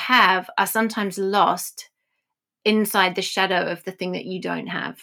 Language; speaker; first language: English; native; English